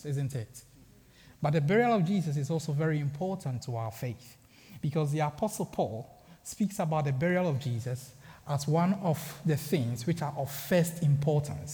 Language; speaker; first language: English; non-native, local second language; Akan